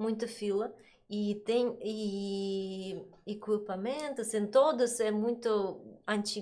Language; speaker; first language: Portuguese; non-native, learner; Russian